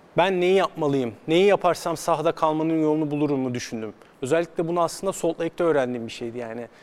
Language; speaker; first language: Turkish; native; Turkish